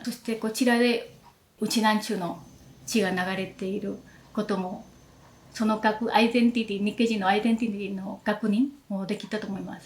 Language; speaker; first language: Japanese; early bilingual, heritage; Spanish